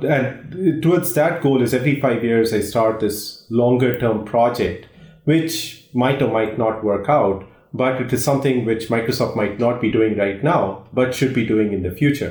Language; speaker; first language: English; non-native, local second language; Hindi